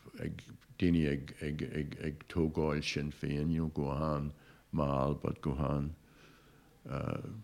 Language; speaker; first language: Irish; non-native, local second language; English